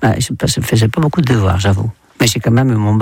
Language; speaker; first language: French; non-native, fluent; Dutch